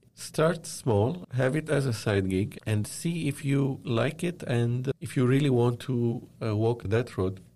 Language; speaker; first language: English; non-native, fluent; Arabic